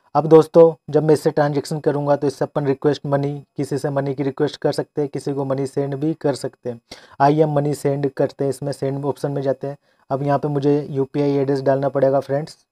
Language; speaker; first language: Hindi; non-native, local second language; Gujarati